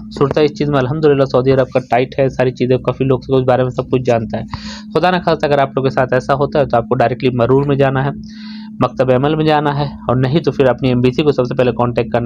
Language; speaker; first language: Hindi; native; Hindi